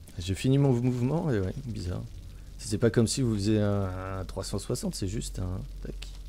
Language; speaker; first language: French; native; French